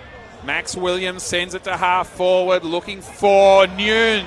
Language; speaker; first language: English; native; English